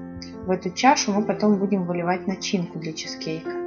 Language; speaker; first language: Russian; native; Russian